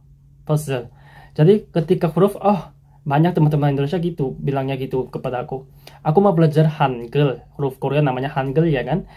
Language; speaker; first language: Indonesian; non-native, fluent; Korean